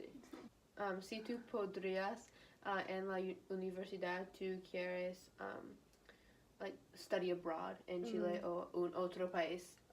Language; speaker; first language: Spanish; non-native, learner; English